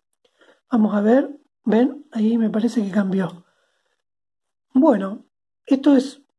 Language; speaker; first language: Spanish; native; Spanish